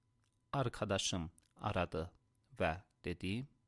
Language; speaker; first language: Turkish; non-native, fluent; Persian